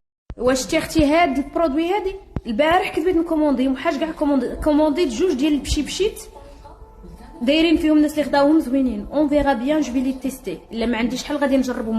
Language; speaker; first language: Arabic; native; Arabic